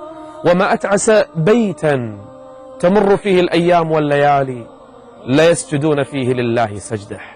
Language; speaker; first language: Arabic; native; Arabic